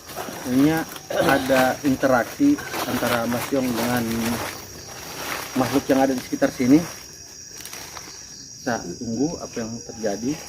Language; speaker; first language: Indonesian; native; Indonesian